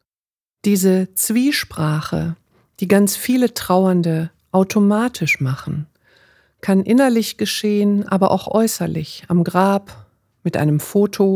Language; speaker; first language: German; native; German